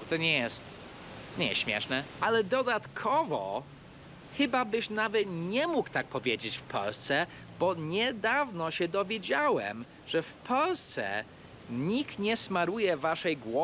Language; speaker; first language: Polish; early bilingual, heritage; Polish